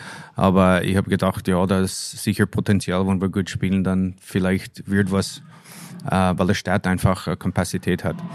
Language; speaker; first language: German; non-native, fluent; English